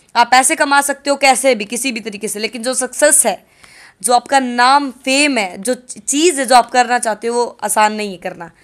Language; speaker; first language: Hindi; native; Hindi